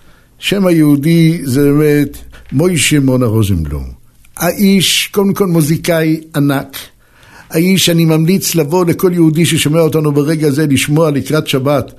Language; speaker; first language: Hebrew; native; Hebrew